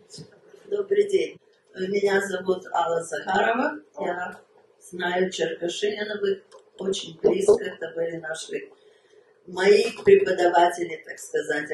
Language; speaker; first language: Russian; early bilingual, heritage; Russian